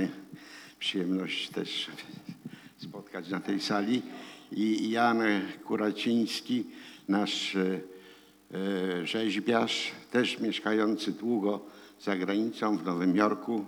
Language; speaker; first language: Polish; early bilingual, heritage; Polish